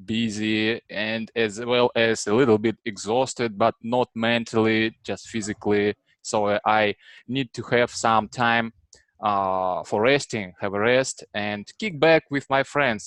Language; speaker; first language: English; non-native, fluent; Russian